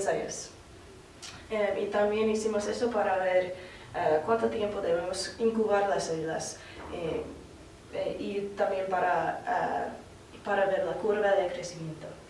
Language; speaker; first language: Spanish; non-native, fluent; English